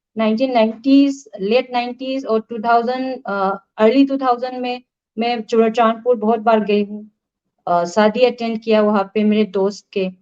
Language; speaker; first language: Hindi; non-native, local second language; Manipuri